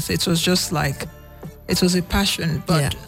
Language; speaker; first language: English; non-native, local second language; Igbo